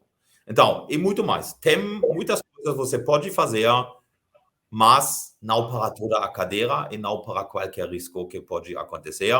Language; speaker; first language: Portuguese; non-native, fluent; German